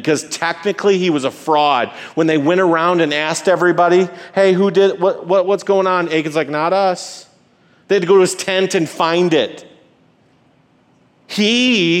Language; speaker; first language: English; native; English